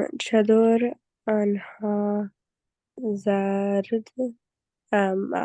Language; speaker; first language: Persian; non-native, learner; English